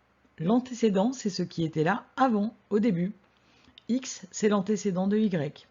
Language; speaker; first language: French; native; French